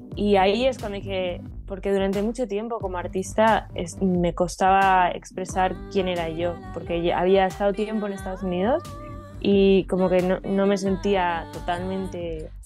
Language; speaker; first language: Spanish; early bilingual, heritage; Spanish